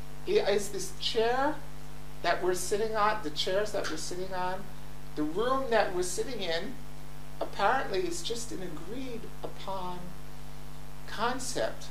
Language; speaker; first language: English; native; English